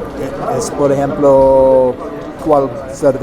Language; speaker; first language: Spanish; non-native, learner; English